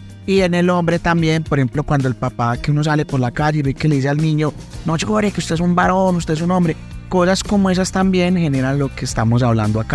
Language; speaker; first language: Spanish; native; Spanish